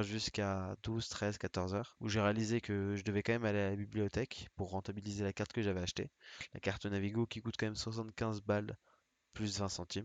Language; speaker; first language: French; native; French